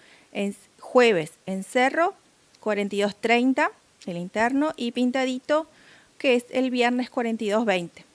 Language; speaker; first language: Spanish; native; Spanish